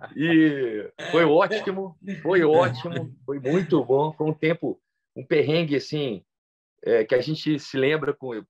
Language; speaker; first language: Portuguese; native; Portuguese